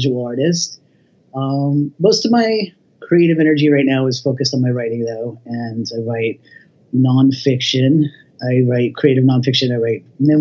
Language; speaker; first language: English; native; English